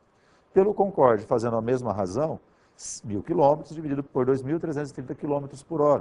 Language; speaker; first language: Portuguese; native; Portuguese